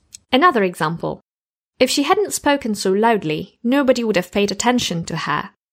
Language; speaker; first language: English; non-native, fluent; Polish